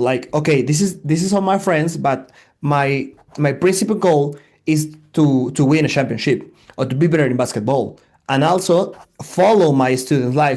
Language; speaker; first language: English; non-native, learner; Spanish